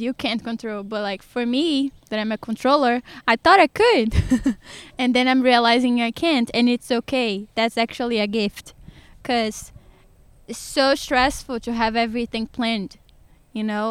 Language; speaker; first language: English; non-native, fluent; Portuguese